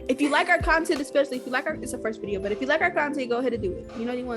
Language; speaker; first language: English; native; English